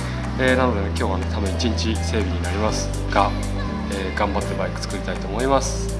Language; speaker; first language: Japanese; native; Japanese